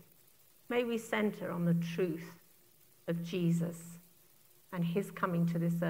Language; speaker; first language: English; native; English